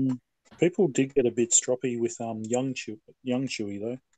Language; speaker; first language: English; native; English